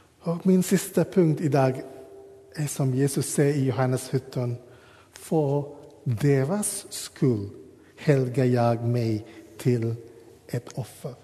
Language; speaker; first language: Swedish; non-native, fluent; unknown